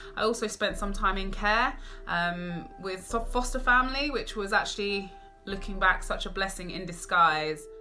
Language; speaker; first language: English; native; English